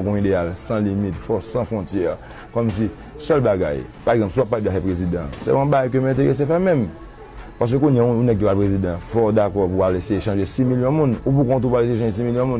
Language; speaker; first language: Haitian Creole; native; Haitian Creole